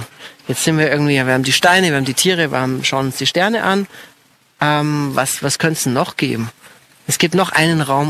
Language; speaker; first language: German; native; German